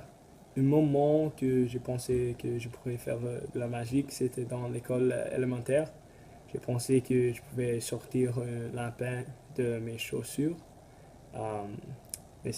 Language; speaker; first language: French; non-native, learner; English